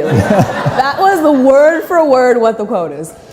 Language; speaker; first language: English; native; English